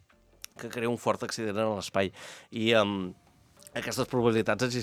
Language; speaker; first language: Catalan; native; Catalan